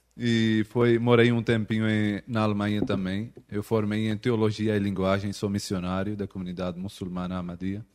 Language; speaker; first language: Portuguese; non-native, fluent; Urdu